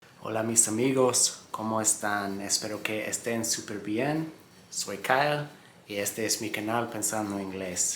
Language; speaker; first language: Spanish; non-native, fluent; English